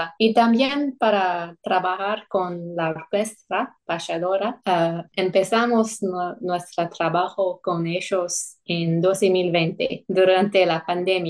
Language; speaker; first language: Spanish; non-native, fluent; English